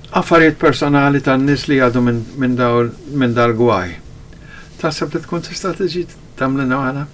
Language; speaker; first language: Maltese; early bilingual, heritage; Maltese